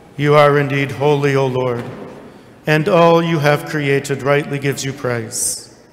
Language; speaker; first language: English; native; English